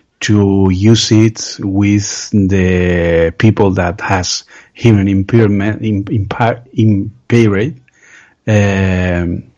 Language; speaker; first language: English; non-native, learner; Spanish